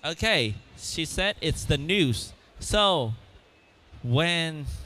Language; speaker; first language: English; non-native, fluent; Vietnamese